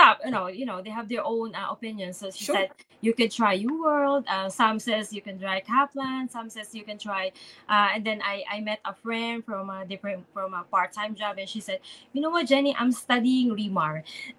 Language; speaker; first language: English; non-native, local second language; Filipino